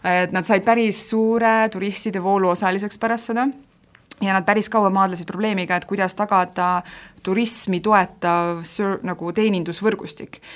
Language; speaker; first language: Estonian; native; Estonian